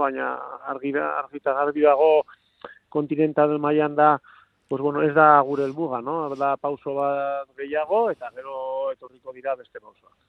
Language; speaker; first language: Basque; non-native, local second language; Spanish